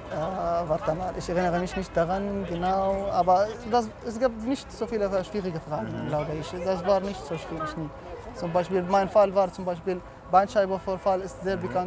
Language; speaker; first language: German; non-native, fluent; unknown